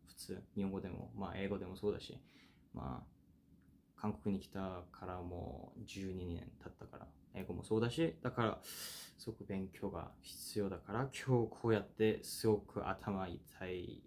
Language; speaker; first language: Japanese; non-native, fluent; Korean